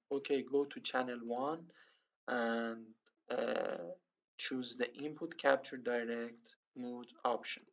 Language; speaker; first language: English; non-native, learner; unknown